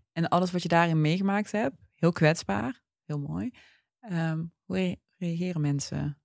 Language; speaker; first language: Dutch; early bilingual, other home language; Turkish